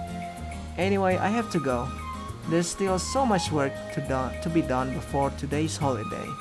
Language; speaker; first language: English; non-native, fluent; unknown